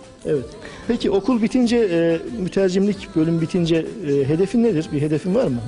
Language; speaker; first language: Turkish; native; Turkish